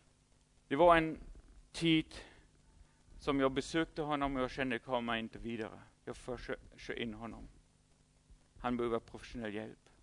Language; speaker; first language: Swedish; non-native, fluent; German